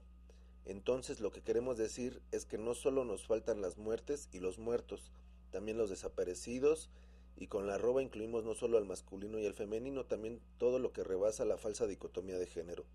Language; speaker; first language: Spanish; native; Spanish